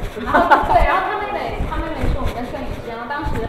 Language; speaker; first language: Chinese; non-native, local second language; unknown